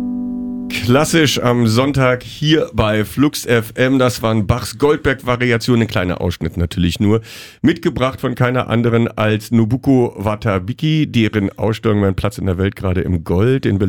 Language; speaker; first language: German; native; German